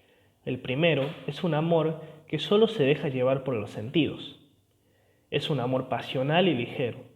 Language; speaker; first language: Spanish; native; Spanish